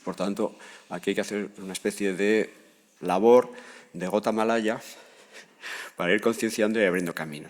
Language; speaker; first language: Spanish; native; Spanish